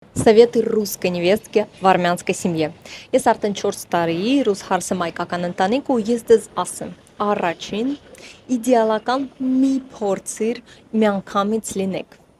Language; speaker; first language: Armenian; non-native, learner; Russian